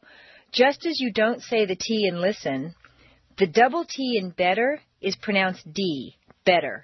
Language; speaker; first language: English; native; English